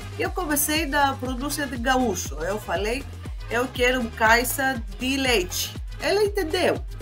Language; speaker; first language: Portuguese; non-native, fluent; Greek